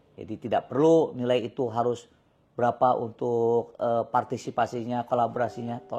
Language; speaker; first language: Indonesian; native; Indonesian